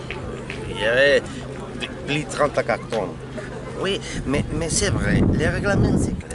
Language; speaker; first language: French; non-native, learner; Spanish